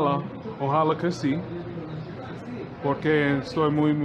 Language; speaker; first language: Spanish; non-native, learner; English